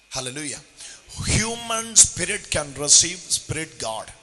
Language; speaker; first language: English; non-native, local second language; Malayalam